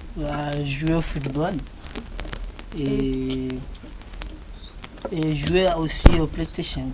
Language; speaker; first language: French; non-native, local second language; Comorian